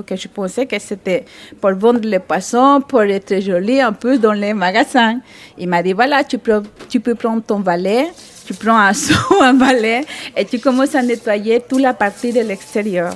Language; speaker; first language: French; non-native, fluent; Spanish